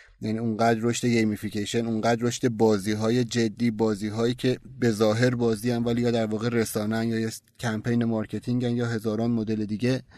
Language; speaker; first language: Persian; native; Persian